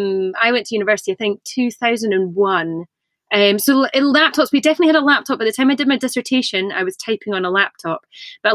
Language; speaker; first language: English; native; English